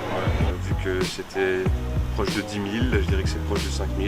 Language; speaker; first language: French; native; French